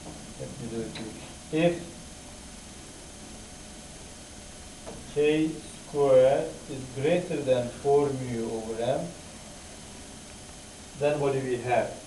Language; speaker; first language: English; non-native, fluent; Turkish